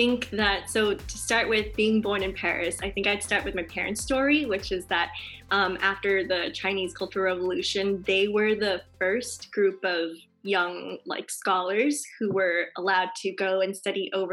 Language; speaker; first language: English; non-native, fluent; Chinese